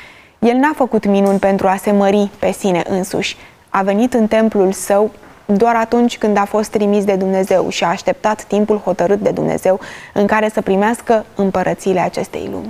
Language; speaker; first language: Romanian; native; Romanian